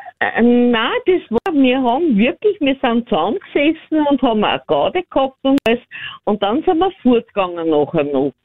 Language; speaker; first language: German; native; German